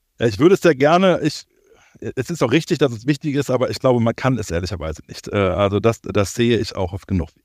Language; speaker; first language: German; native; German